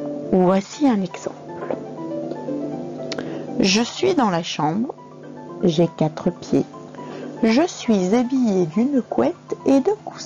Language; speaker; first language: French; native; French